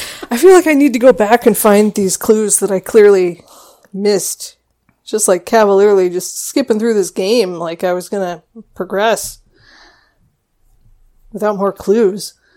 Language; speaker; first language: English; native; English